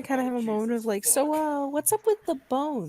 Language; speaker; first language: English; native; English